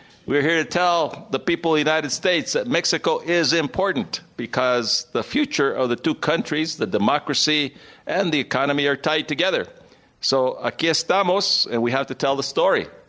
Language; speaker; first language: English; early bilingual, other home language; Spanish